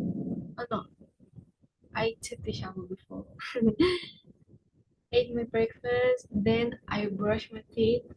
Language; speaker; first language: English; non-native, fluent; Spanish